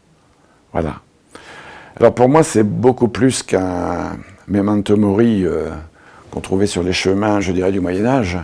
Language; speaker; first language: French; native; French